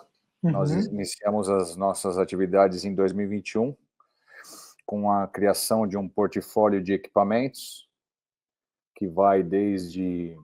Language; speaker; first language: Portuguese; native; Portuguese